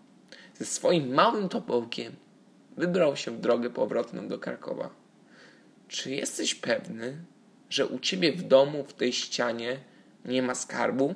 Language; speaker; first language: Polish; native; Polish